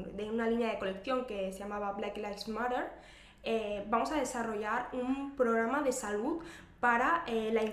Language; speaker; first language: Spanish; native; Spanish